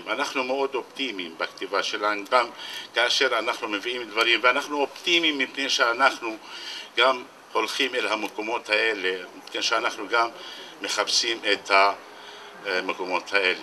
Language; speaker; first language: Hebrew; non-native, local second language; Arabic